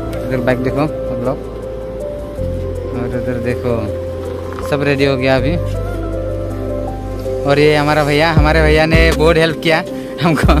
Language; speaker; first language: Hindi; non-native, local second language; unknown